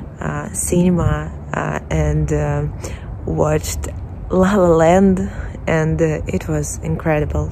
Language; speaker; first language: English; non-native, learner; Russian